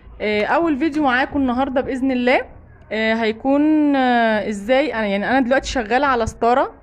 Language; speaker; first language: Arabic; native; Arabic